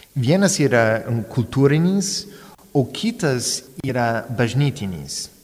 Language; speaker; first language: Lithuanian; non-native, fluent; English